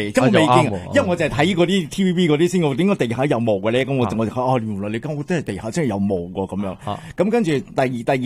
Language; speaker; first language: Cantonese; native; Cantonese